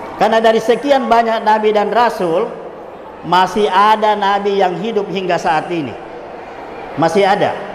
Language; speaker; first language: Indonesian; non-native, local second language; Buginese